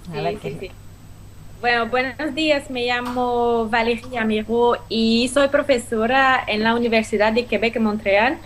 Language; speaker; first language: Spanish; non-native, fluent; French